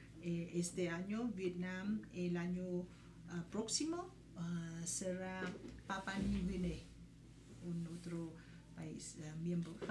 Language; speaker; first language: Spanish; non-native, fluent; Vietnamese